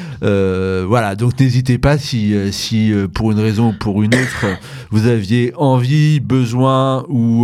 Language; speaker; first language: French; native; French